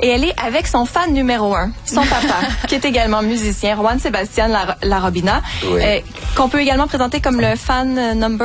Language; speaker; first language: French; native; French